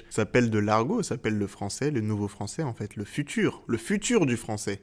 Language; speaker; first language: French; native; French